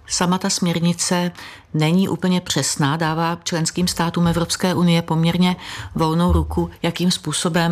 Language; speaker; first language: Czech; native; Czech